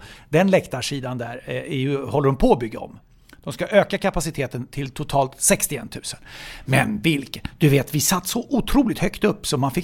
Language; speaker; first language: Swedish; native; Swedish